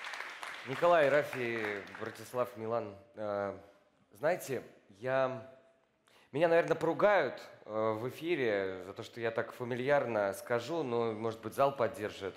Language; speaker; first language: Russian; native; Russian